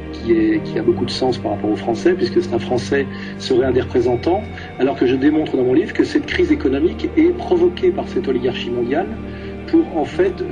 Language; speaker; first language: French; native; French